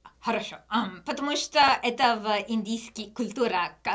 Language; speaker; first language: Russian; non-native, learner; English